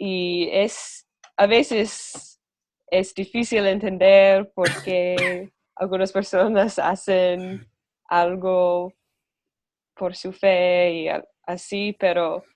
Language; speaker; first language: Spanish; non-native, fluent; English